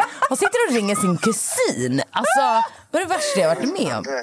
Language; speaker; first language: Swedish; native; Swedish